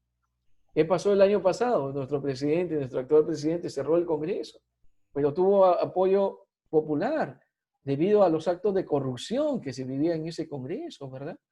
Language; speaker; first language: Spanish; native; Spanish